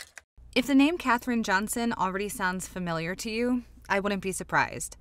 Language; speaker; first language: English; native; English